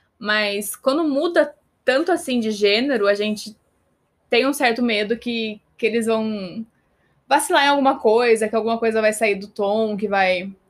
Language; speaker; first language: Portuguese; native; Portuguese